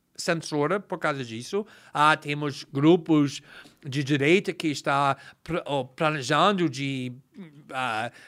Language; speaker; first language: Portuguese; non-native, fluent; English